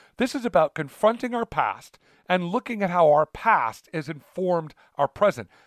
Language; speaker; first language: English; early bilingual, other home language; Italian